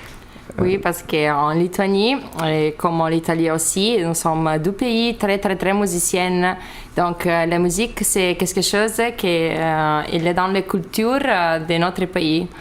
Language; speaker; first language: French; non-native, learner; Lithuanian